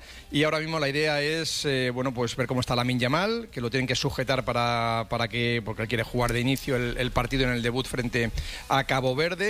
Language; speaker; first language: Spanish; native; Spanish